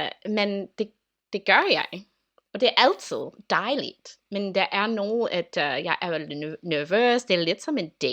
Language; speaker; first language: Danish; non-native, learner; English